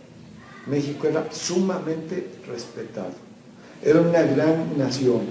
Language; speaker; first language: Spanish; native; Spanish